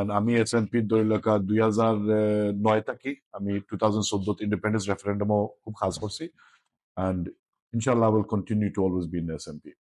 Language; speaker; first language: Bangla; early bilingual, heritage; Bangla